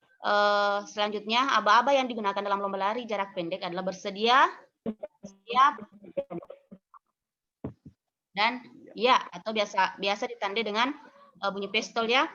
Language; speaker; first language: Indonesian; non-native, local second language; Buginese